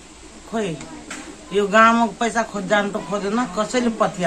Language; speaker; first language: Nepali; non-native, local second language; Maithili